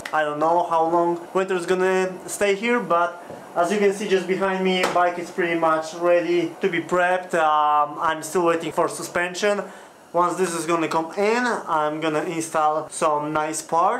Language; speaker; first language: English; non-native, fluent; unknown